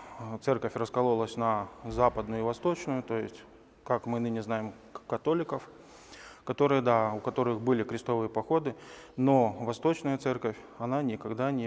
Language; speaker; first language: Russian; non-native, fluent; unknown